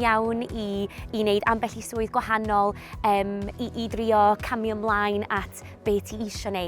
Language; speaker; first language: Welsh; non-native, fluent; English